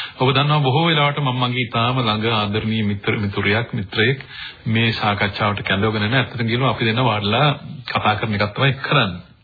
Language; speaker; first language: Sinhala; native; Sinhala